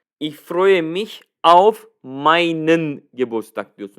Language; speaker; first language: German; non-native, fluent; Turkish